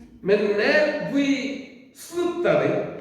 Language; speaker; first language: Swedish; non-native, learner; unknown